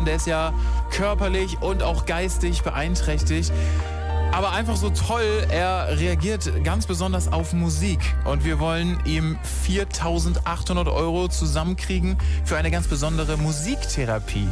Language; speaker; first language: German; native; German